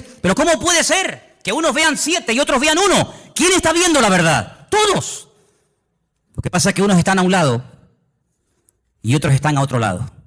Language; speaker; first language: Spanish; native; Spanish